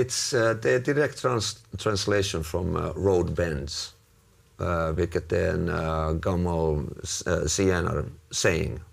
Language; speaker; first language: Swedish; non-native, local second language; Finnish